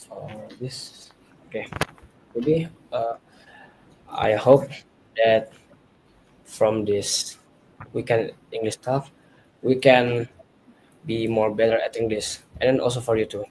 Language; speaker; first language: English; non-native, learner; Indonesian